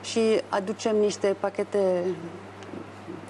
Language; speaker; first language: Romanian; non-native, fluent; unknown